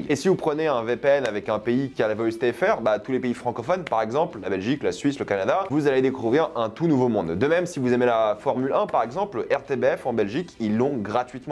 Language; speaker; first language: French; native; French